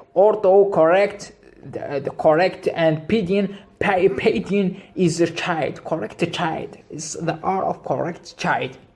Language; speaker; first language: English; non-native, local second language; Arabic